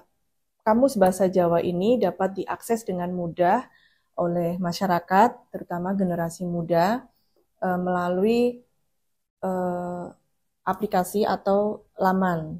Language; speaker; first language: Indonesian; non-native, local second language; Javanese